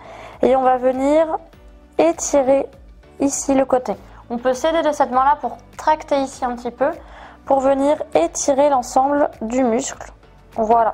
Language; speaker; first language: French; native; French